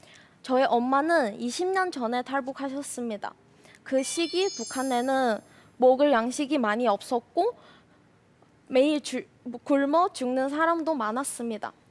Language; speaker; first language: Korean; non-native, fluent; Chinese